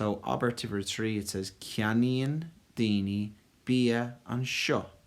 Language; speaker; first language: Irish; non-native, local second language; English